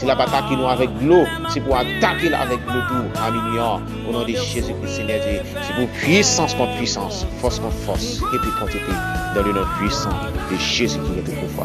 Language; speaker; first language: French; non-native, local second language; Haitian Creole